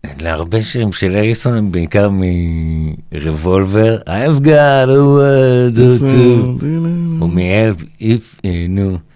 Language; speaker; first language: Hebrew; native; Hebrew